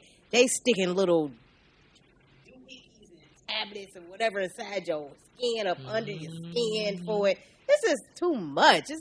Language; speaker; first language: English; native; English